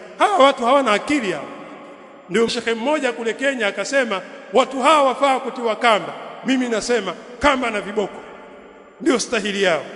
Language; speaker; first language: Swahili; native; Swahili